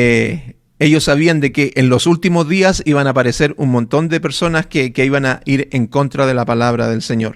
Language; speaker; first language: Spanish; native; Spanish